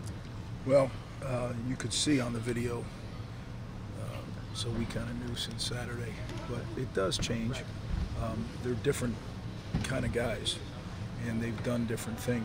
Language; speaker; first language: English; native; English